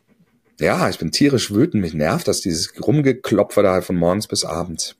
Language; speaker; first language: German; native; German